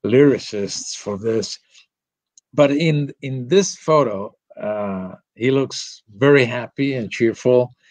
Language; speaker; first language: English; non-native, fluent; Italian